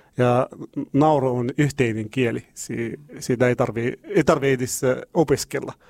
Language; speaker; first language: Finnish; non-native, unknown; Arabic